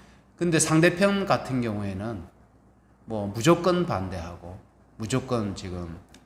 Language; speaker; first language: Korean; native; Korean